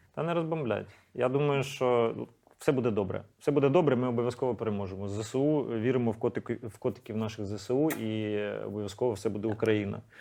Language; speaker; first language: Ukrainian; native; Ukrainian